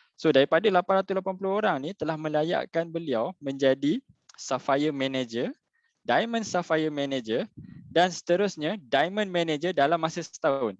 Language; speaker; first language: Malay; native; Malay